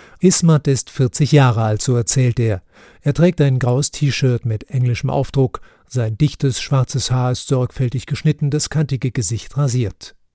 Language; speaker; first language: German; native; German